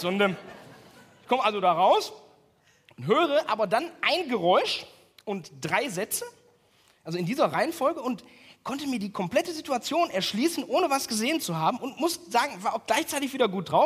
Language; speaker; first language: German; native; German